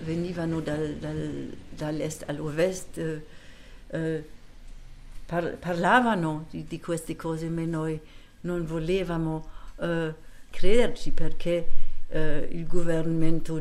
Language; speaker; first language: Italian; non-native, fluent; German